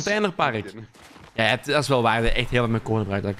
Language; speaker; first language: Dutch; native; Dutch